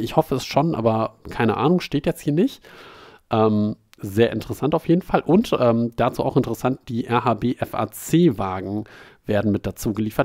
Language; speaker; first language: German; native; German